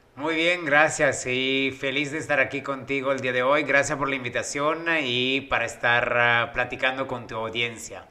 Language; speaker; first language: Spanish; non-native, fluent; Italian